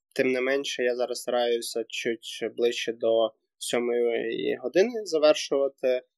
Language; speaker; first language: Ukrainian; native; Ukrainian